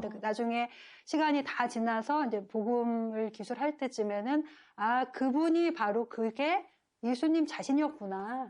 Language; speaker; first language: Korean; native; Korean